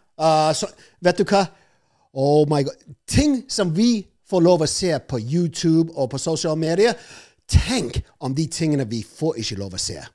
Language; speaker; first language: Norwegian; non-native, fluent; English